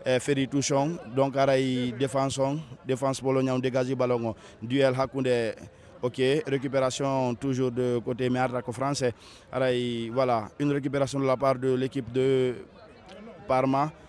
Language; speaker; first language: French; non-native, local second language; Fula